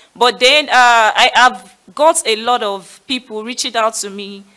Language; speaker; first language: English; non-native, local second language; Yoruba